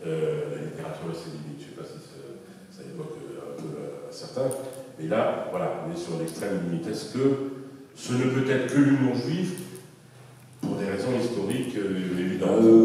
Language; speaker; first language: French; native; French